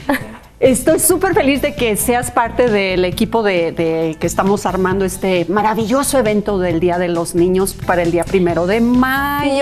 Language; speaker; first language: Spanish; native; Spanish